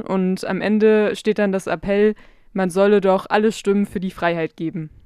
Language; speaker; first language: German; native; German